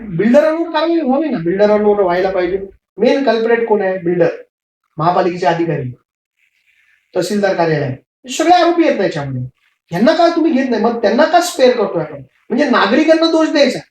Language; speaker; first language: Marathi; native; Marathi